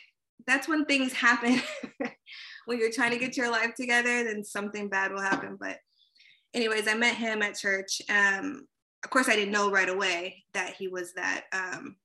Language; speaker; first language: English; native; English